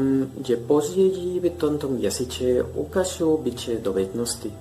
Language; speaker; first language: Czech; non-native, learner; Spanish